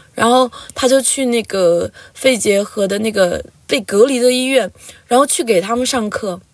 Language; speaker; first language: Chinese; non-native, local second language; Tibetan